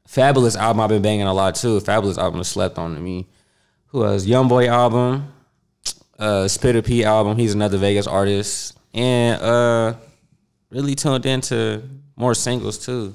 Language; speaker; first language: English; native; English